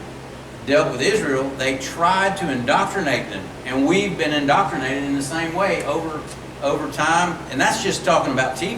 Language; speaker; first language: English; native; English